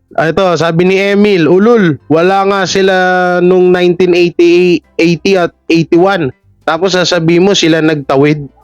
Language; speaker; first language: Filipino; native; Filipino